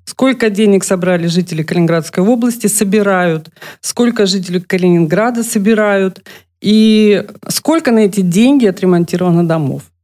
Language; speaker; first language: Russian; native; Russian